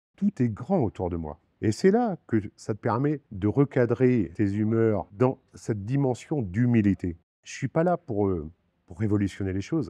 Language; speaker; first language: French; native; French